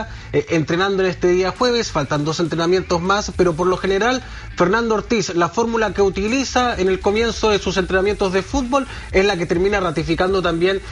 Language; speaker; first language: Spanish; native; Spanish